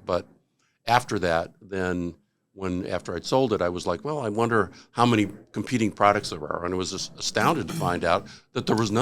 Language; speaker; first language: English; native; English